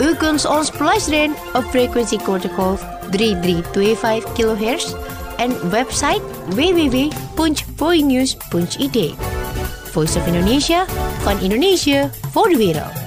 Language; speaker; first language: Dutch; non-native, learner; Indonesian